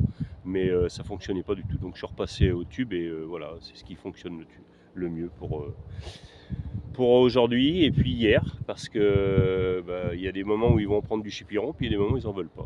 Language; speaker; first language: French; native; French